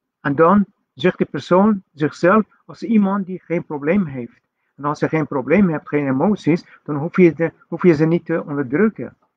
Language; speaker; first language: Dutch; non-native, fluent; Persian